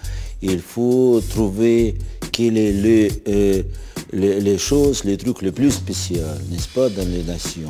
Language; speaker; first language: French; non-native, fluent; Russian